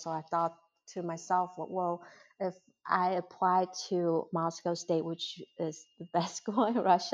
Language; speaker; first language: English; non-native, fluent; Chinese